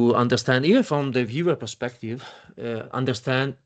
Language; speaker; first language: English; non-native, fluent; Italian